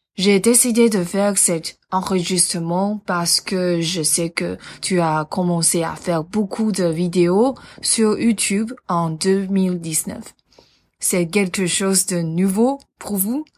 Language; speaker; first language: French; non-native, fluent; Chinese